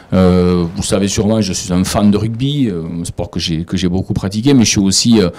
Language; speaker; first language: French; native; French